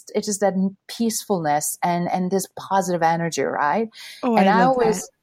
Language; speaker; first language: English; non-native, fluent; Bosnian